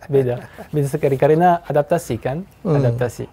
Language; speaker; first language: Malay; non-native, fluent; French